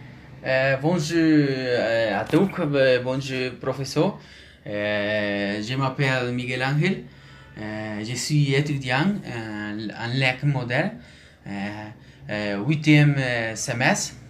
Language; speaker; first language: French; non-native, learner; Spanish